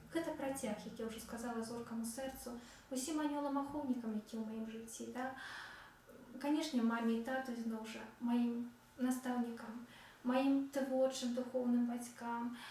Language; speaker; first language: Belarusian; non-native, local second language; Russian